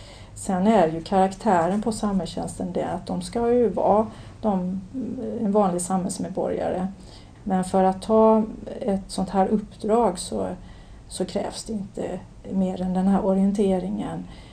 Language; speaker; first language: Swedish; native; Swedish